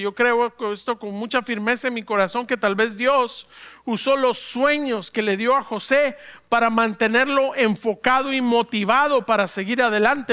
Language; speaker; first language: Spanish; native; Spanish